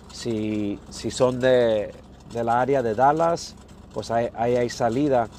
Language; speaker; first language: Spanish; early bilingual, heritage; Spanish